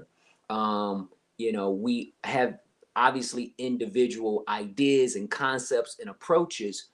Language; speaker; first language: English; native; English